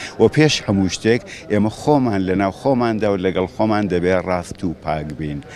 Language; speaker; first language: Central Kurdish; non-native, local second language; Gurani